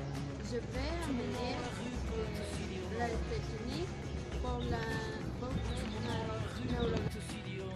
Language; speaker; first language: French; non-native, learner; Spanish